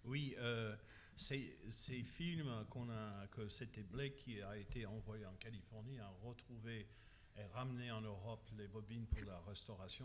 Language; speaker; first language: French; non-native, fluent; English